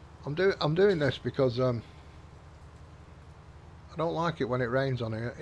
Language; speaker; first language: English; native; English